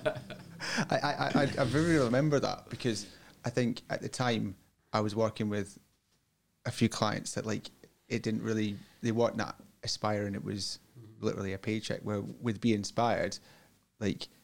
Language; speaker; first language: English; native; English